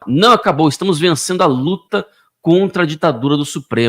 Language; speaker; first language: Portuguese; native; Portuguese